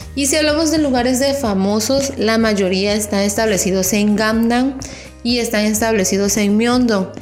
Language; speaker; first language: Spanish; native; Spanish